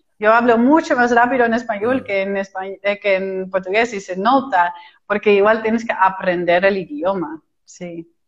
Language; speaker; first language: Spanish; non-native, fluent; Dutch